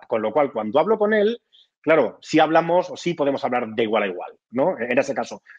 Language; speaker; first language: Spanish; native; Spanish